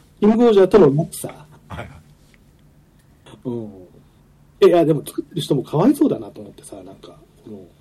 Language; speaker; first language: Japanese; native; Japanese